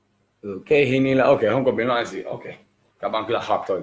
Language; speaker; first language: Vietnamese; non-native, fluent; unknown